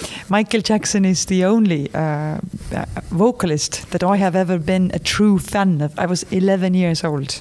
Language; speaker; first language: English; non-native, fluent; Estonian